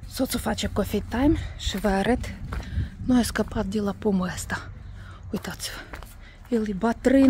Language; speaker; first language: Romanian; non-native, learner; Russian